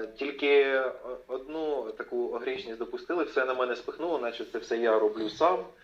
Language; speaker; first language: Ukrainian; non-native, local second language; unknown